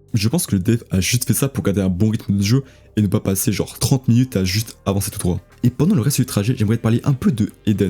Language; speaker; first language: French; native; French